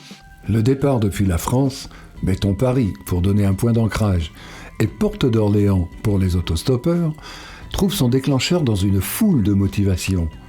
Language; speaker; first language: French; native; French